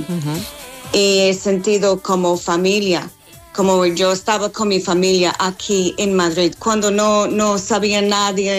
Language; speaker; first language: Spanish; non-native, learner; English